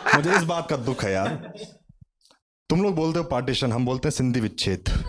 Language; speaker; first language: Hindi; native; Hindi